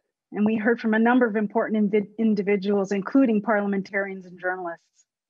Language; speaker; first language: English; native; English